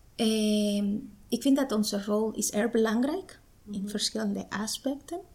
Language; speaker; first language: Dutch; non-native, fluent; Spanish